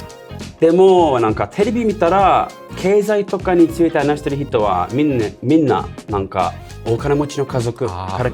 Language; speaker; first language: Japanese; non-native, learner; English